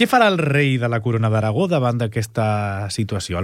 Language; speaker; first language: Catalan; native; Catalan